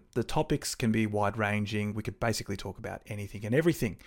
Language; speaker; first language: English; native; English